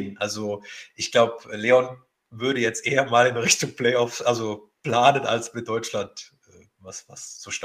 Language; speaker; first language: German; native; German